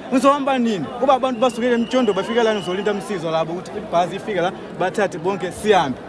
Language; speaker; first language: Zulu; non-native, fluent; Nyanja